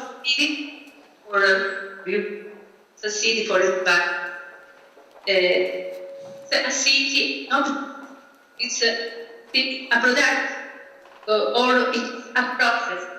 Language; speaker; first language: English; non-native, learner; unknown